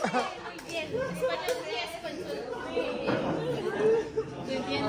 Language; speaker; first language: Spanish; non-native, learner; Filipino